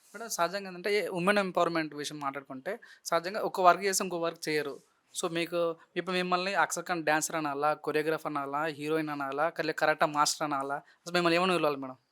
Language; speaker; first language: Telugu; native; Telugu